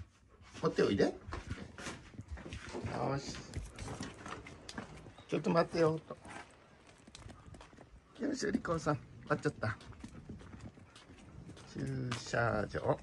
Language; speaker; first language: Japanese; native; Japanese